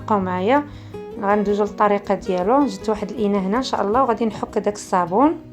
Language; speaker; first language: Arabic; native; Arabic